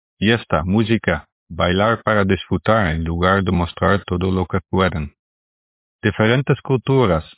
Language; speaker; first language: Spanish; non-native, learner; Dutch